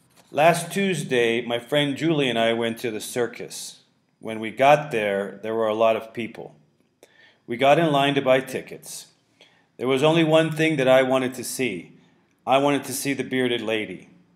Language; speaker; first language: English; native; English